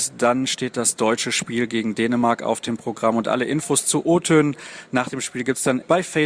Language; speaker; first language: German; native; German